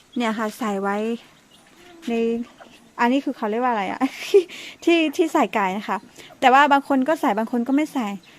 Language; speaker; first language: Thai; non-native, local second language; S'gaw Karen